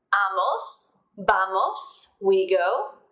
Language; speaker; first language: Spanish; non-native, fluent; English